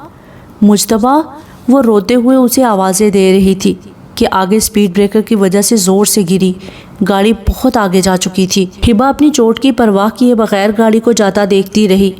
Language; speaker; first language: Urdu; native; Urdu